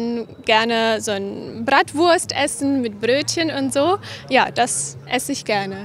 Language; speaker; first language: German; non-native, fluent; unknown